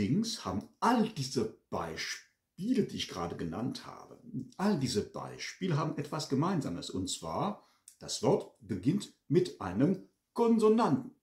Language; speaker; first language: German; non-native, fluent; French